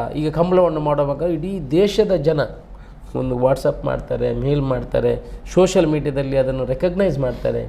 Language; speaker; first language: Kannada; non-native, local second language; Tulu